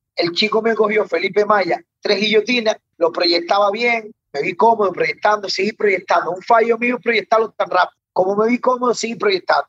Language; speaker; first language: Spanish; native; Spanish